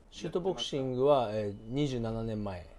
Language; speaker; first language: Japanese; native; Japanese